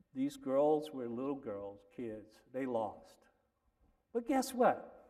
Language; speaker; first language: English; native; English